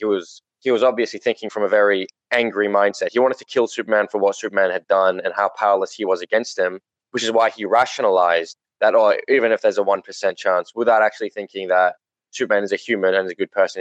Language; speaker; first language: English; native; English